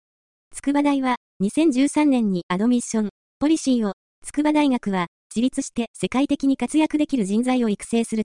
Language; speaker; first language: Japanese; native; Japanese